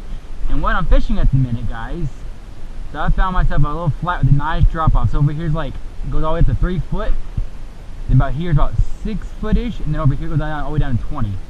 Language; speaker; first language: English; native; English